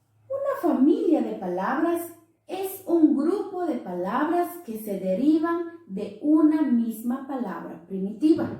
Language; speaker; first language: Spanish; non-native, local second language; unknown